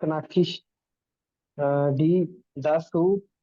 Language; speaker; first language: German; non-native, learner; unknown